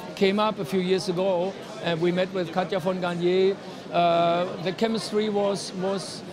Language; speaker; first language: English; non-native, fluent; German